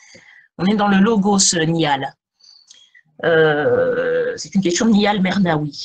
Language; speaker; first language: French; native; French